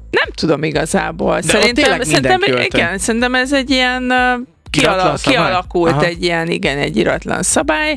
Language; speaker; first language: Hungarian; native; Hungarian